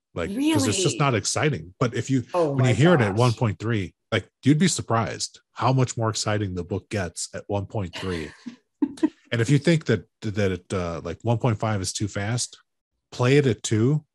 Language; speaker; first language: English; native; English